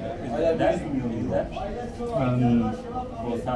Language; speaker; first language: English; non-native, learner; Turkish